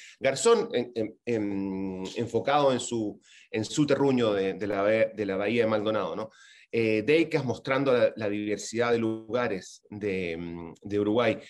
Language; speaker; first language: Spanish; native; Spanish